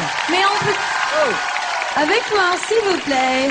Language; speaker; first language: French; non-native, learner; English